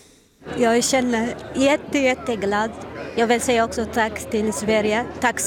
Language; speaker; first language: Swedish; non-native, learner; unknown